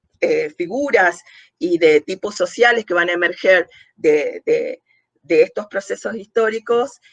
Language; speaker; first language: Spanish; native; Spanish